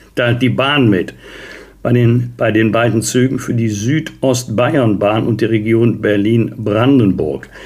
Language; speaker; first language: German; native; German